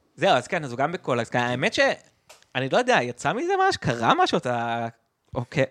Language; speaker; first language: Hebrew; native; Hebrew